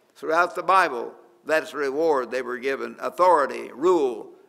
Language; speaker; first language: English; native; English